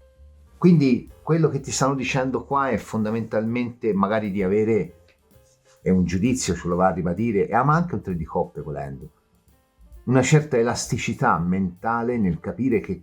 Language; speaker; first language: Italian; native; Italian